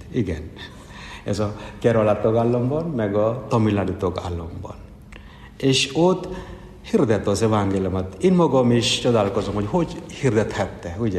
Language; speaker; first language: Hungarian; non-native, fluent; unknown